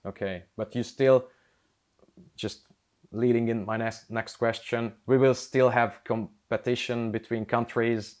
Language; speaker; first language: English; non-native, fluent; Hungarian